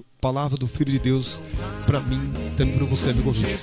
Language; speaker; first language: Portuguese; native; Portuguese